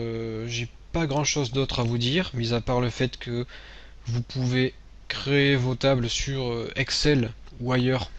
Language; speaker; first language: French; native; French